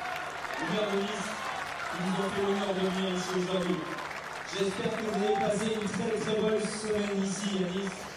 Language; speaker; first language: French; native; French